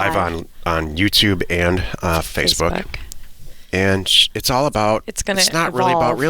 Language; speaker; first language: English; native; English